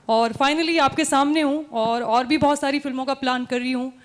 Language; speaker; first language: Hindi; native; Hindi